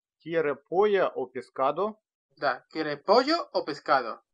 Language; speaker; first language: Spanish; non-native, fluent; Russian